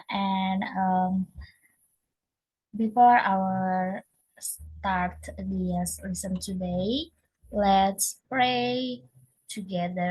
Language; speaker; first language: English; non-native, learner; Indonesian